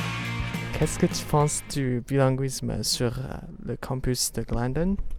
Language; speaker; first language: French; non-native, learner; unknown